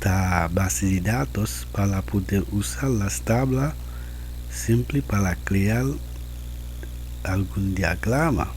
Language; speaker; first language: Spanish; non-native, learner; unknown